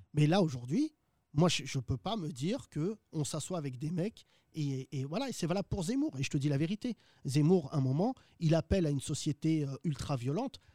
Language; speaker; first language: French; early bilingual, other home language; Arabic